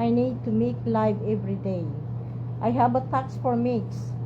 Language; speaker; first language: English; non-native, learner; Filipino